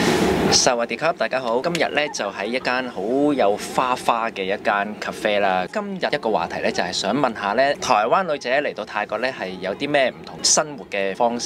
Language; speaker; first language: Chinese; non-native, local second language; Cantonese